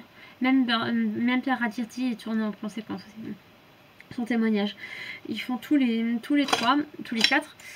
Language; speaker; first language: French; native; French